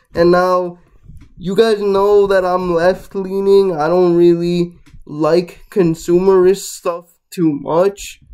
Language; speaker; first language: English; non-native, fluent; Spanish